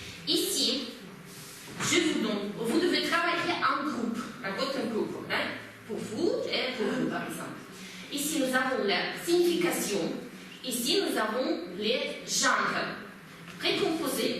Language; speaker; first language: French; non-native, fluent; Russian